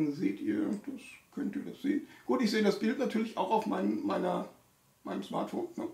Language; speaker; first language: German; native; German